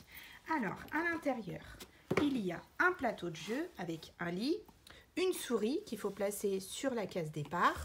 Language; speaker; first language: French; native; French